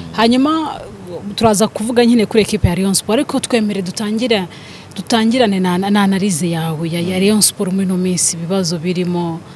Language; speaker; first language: Kinyarwanda; native; Kinyarwanda